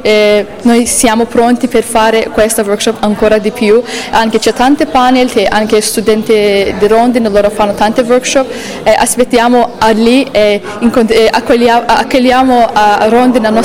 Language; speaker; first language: Italian; non-native, learner; Azerbaijani